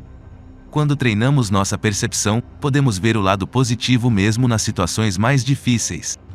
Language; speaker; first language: Portuguese; native; Portuguese